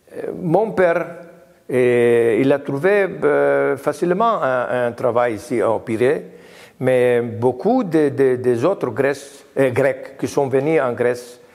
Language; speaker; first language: French; non-native, learner; Greek